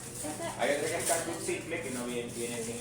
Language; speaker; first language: Spanish; native; Spanish